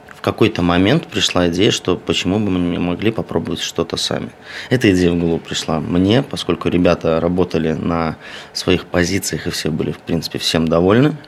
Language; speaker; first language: Russian; native; Russian